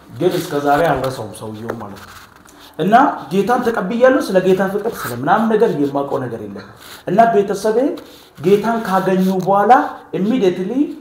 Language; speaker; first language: Amharic; non-native, local second language; Oromo